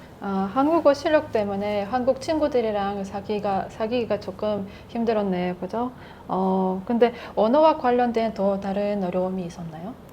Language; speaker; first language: Korean; non-native, fluent; Russian